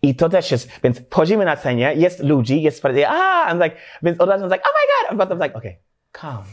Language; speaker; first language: Polish; non-native, learner; English